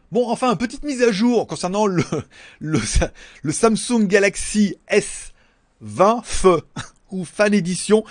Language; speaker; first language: French; native; French